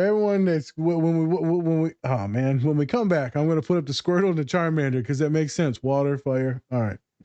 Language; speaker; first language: English; native; English